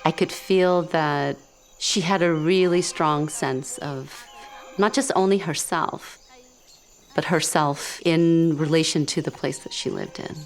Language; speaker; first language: English; early bilingual, other home language; Khmer